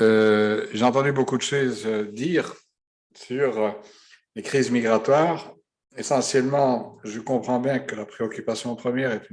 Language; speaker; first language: French; native; French